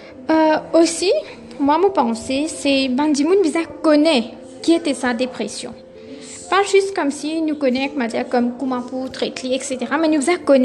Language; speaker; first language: French; non-native, local second language; Morisyen